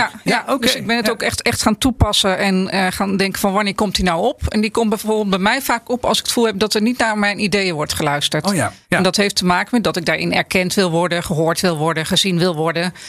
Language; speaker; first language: Dutch; native; Dutch